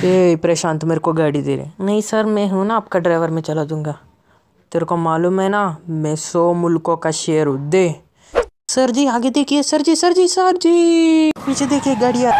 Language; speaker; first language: Hindi; native; Hindi